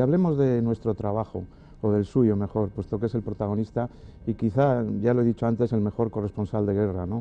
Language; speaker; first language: Spanish; native; Spanish